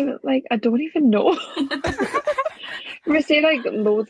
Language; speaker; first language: English; native; English